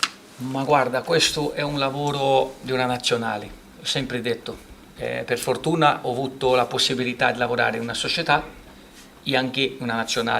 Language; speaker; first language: Italian; non-native, fluent; Portuguese